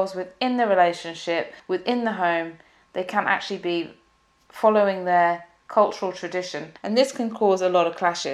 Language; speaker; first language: English; native; English